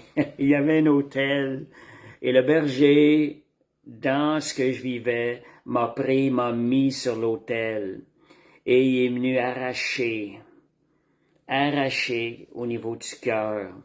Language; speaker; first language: French; native; French